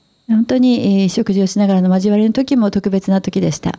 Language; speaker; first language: Japanese; native; Japanese